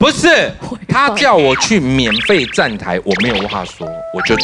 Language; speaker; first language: Chinese; native; Chinese